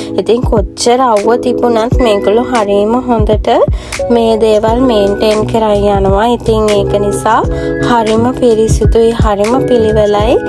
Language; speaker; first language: Sinhala; native; Sinhala